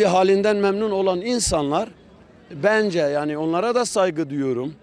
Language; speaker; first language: Turkish; native; Turkish